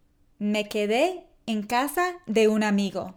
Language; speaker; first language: Spanish; non-native, fluent; English